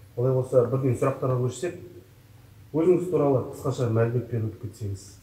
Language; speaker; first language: Kazakh; native; Kazakh